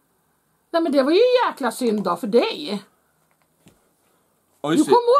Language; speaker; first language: Swedish; native; Swedish